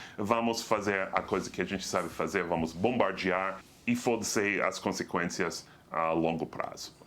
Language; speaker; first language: Portuguese; non-native, fluent; English